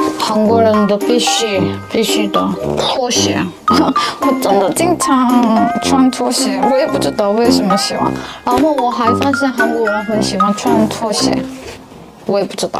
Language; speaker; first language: Chinese; non-native, learner; Korean